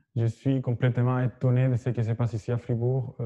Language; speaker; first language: French; non-native, fluent; Spanish